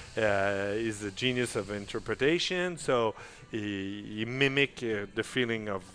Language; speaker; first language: English; non-native, fluent; French